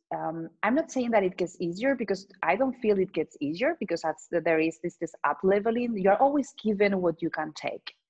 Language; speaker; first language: English; non-native, fluent; Spanish